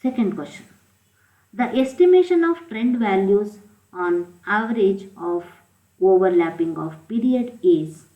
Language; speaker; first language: English; non-native, local second language; Kannada